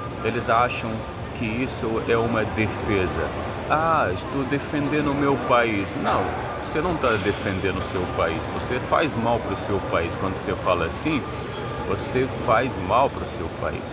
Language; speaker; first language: Portuguese; non-native, fluent; Arabic